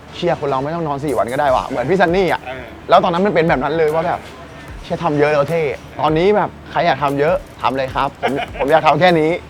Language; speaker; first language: Thai; native; Thai